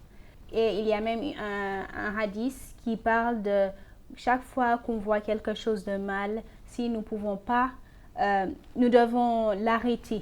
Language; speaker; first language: French; non-native, fluent; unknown